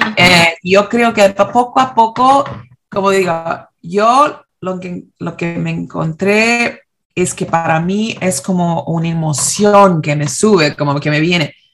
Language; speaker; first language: Spanish; early bilingual, heritage; Spanish